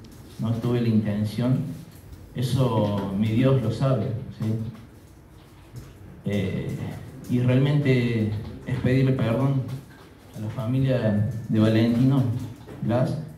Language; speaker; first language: Spanish; native; Spanish